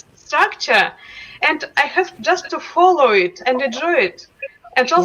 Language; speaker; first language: English; non-native, learner; Russian